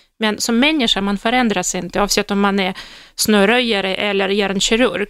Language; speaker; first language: Swedish; non-native, fluent; Russian